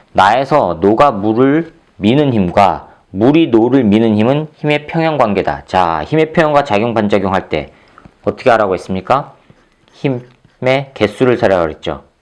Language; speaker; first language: Korean; native; Korean